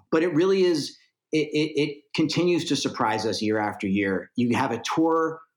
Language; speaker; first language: English; native; English